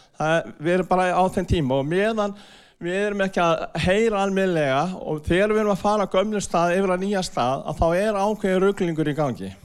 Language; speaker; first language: Icelandic; non-native, fluent; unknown